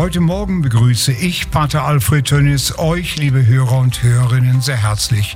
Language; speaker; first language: German; native; German